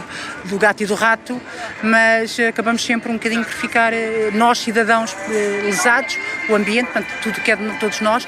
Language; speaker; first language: Portuguese; native; Portuguese